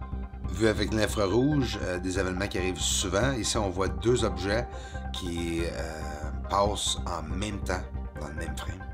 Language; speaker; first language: French; native; French